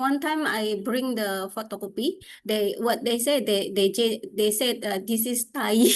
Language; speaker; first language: English; non-native, learner; Indonesian